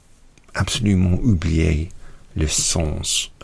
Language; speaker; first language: French; non-native, learner; English